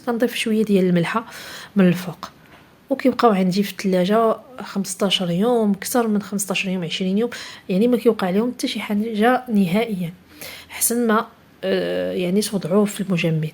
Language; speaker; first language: Arabic; native; Arabic